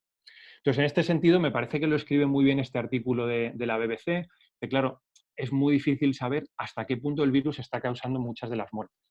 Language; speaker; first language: Spanish; native; Spanish